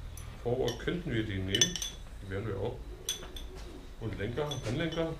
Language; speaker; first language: German; native; German